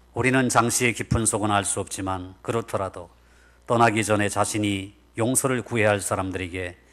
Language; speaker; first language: Korean; native; Korean